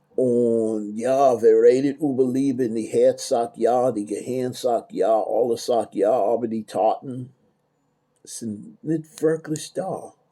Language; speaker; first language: German; non-native, learner; English